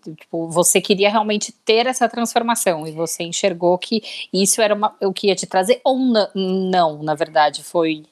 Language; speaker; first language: Portuguese; native; Portuguese